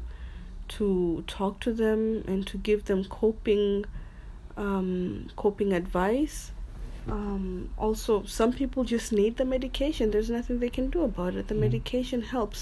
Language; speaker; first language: English; non-native, local second language; Swahili